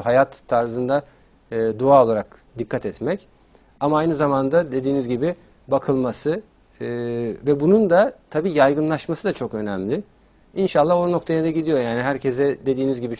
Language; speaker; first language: Turkish; native; Turkish